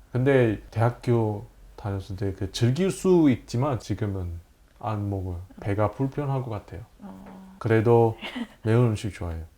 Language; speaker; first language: Korean; non-native, fluent; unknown